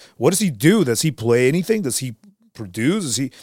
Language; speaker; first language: English; early bilingual, other home language; Spanish